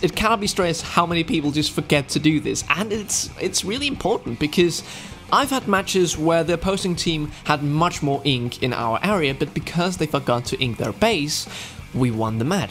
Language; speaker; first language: English; non-native, fluent; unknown